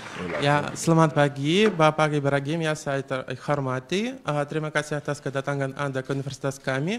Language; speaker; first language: Indonesian; non-native, fluent; Russian